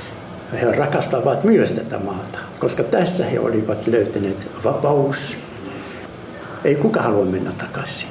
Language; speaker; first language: Finnish; non-native, learner; Arabic